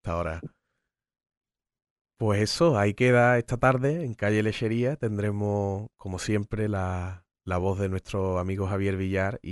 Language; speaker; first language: Spanish; native; Spanish